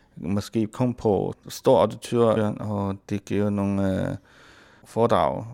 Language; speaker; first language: Danish; non-native, fluent; Chinese